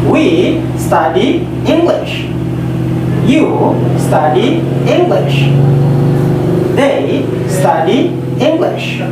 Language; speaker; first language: English; non-native, fluent; Indonesian